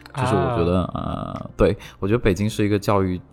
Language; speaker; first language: Chinese; non-native, local second language; Cantonese